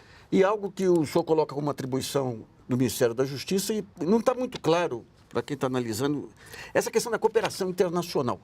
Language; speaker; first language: Portuguese; native; Portuguese